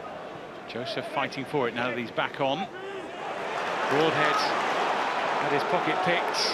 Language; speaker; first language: English; native; English